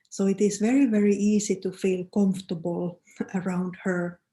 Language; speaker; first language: English; non-native, fluent; Finnish